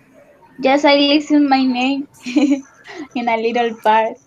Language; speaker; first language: English; non-native, learner; Spanish